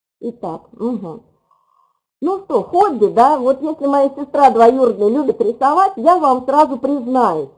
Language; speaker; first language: Russian; native; Russian